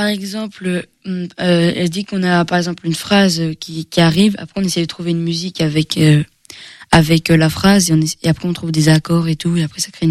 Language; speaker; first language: French; early bilingual, other home language; Portuguese